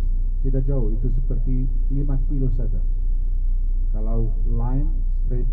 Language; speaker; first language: Indonesian; non-native, fluent; Arabic